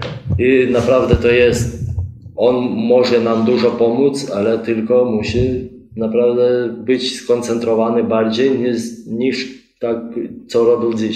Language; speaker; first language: Polish; non-native, fluent; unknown